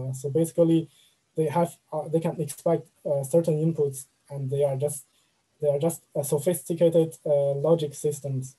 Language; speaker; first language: English; non-native, fluent; Chinese